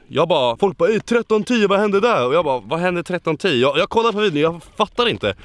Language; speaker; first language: Swedish; native; Swedish